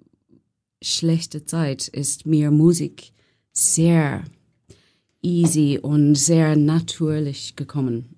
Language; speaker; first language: German; non-native, learner; English